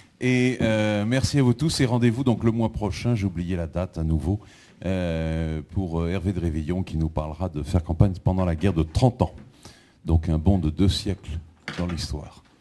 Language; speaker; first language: French; native; French